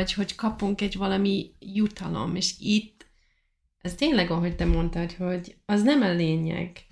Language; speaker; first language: Hungarian; non-native, learner; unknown